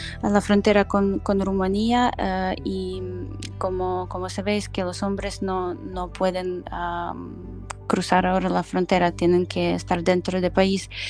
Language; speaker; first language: Spanish; non-native, fluent; Ukrainian